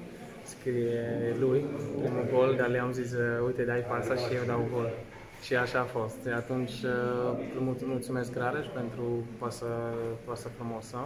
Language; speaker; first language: Romanian; non-native, fluent; Slovak